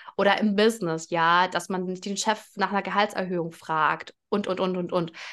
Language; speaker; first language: German; early bilingual, other home language; Russian